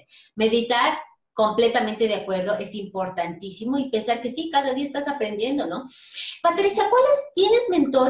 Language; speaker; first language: Spanish; native; Spanish